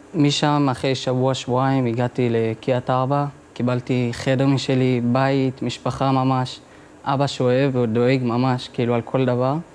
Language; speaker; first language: Hebrew; native; Hebrew